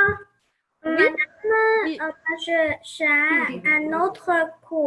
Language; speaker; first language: French; early bilingual, other home language; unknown